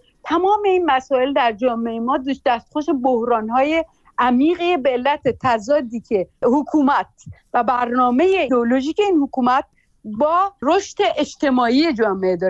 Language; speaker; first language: Persian; native; Persian